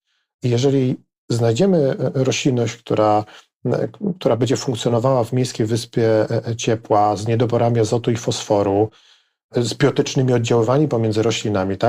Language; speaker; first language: Polish; native; Polish